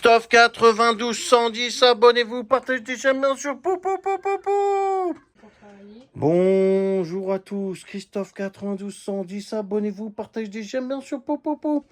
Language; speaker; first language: French; native; French